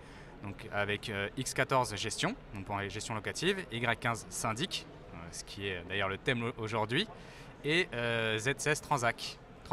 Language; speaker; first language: French; native; French